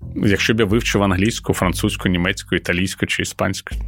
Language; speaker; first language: Ukrainian; non-native, local second language; Russian